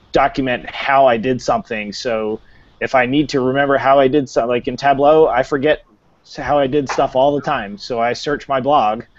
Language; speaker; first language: English; native; English